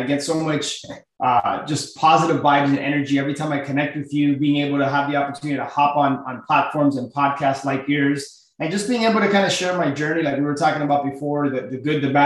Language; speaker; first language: English; native; English